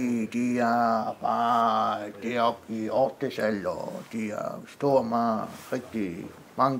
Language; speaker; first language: Danish; non-native, local second language; Kalaallisut